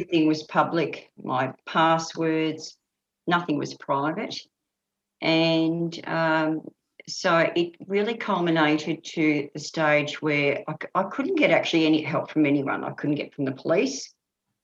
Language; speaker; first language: English; native; English